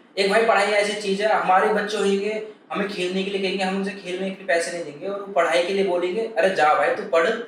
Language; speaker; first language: Hindi; native; Hindi